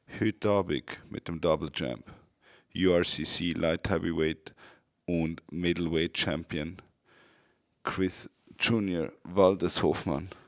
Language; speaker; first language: German; native; German